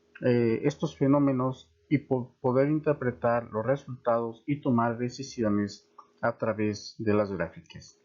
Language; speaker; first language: Spanish; native; Spanish